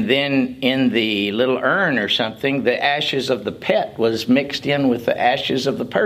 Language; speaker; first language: English; native; English